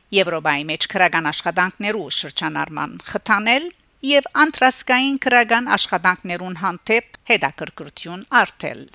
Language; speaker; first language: Armenian; early bilingual, heritage; Armenian